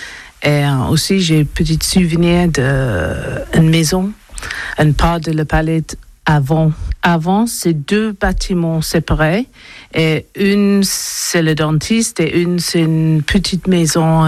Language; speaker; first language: French; non-native, learner; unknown